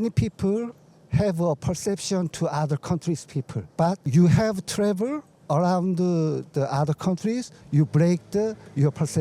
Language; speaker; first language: English; non-native, learner; Korean